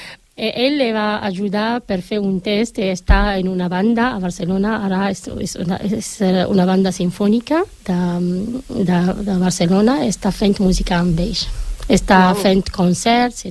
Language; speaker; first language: Catalan; non-native, learner; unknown